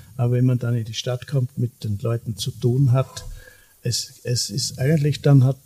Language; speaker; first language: German; native; German